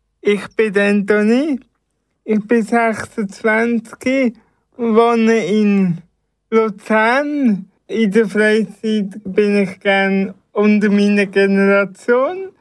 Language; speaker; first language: German; early bilingual, other home language; Italian